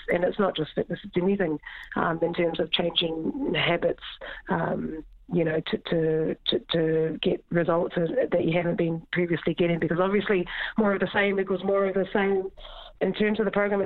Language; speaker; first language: English; native; English